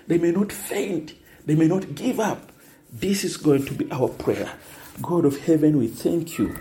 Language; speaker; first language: English; non-native, local second language; Swahili